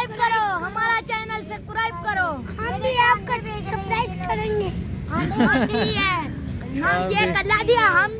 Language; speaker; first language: Hindi; non-native, learner; Pashto